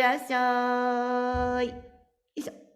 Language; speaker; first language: Japanese; native; Japanese